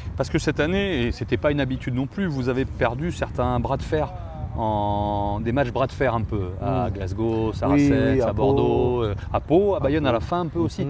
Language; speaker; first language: French; native; French